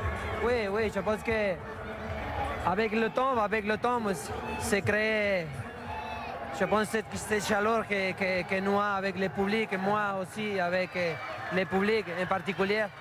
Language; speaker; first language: French; non-native, learner; Spanish